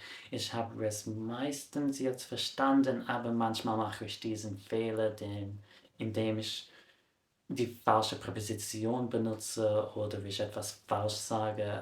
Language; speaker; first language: German; non-native, fluent; English